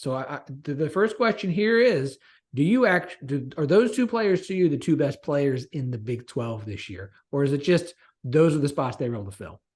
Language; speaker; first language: English; native; English